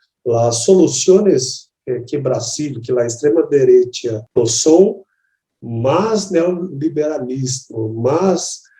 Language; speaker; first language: Spanish; non-native, learner; Portuguese